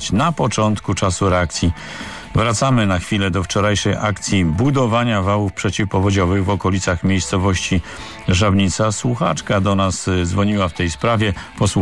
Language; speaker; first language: Polish; native; Polish